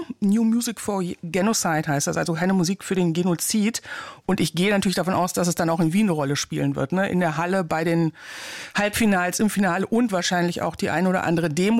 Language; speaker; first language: German; native; German